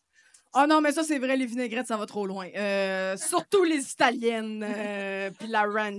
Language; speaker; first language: French; native; French